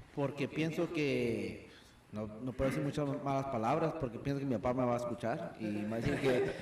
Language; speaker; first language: Spanish; early bilingual, heritage; Spanish